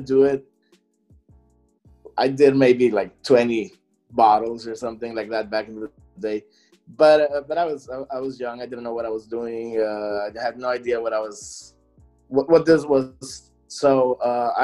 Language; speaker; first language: English; native; English